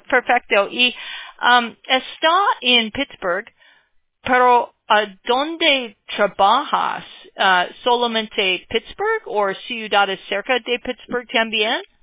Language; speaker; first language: Spanish; non-native, learner; English